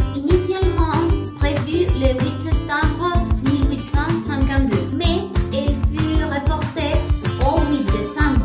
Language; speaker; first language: French; non-native, learner; Spanish